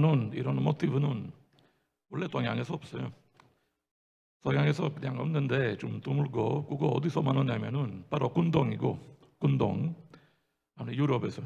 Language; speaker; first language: Korean; non-native, fluent; Italian